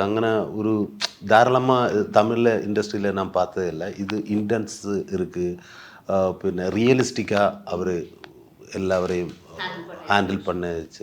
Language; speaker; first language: Tamil; non-native, learner; Malayalam